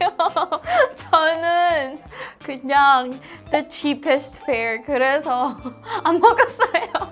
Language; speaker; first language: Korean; non-native, learner; Filipino